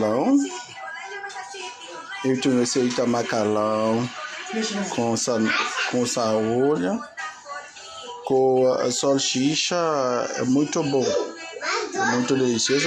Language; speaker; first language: Portuguese; non-native, learner; Haitian Creole